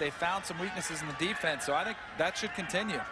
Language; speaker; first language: English; native; English